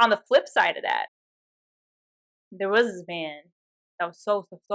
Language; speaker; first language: English; native; English